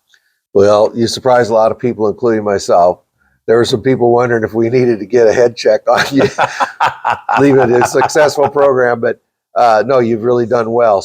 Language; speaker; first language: English; native; English